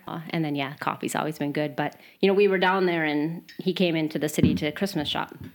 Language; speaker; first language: English; native; English